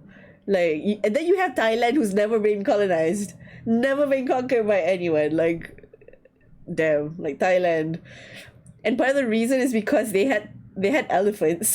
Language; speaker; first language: English; non-native, learner; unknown